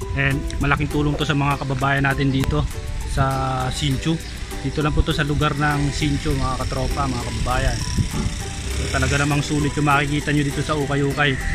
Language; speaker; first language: Filipino; native; Filipino